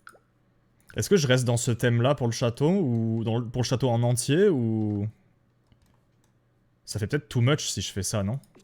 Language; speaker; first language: French; native; French